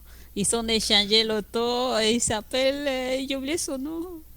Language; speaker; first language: French; non-native, fluent; Spanish